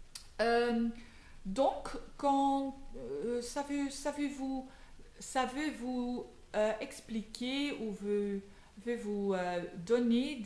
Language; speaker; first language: French; non-native, local second language; Dutch